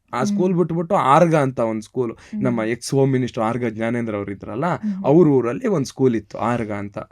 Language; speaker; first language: Kannada; native; Kannada